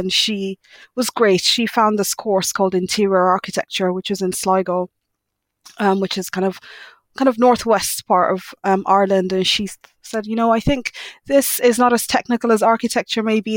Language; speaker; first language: English; native; English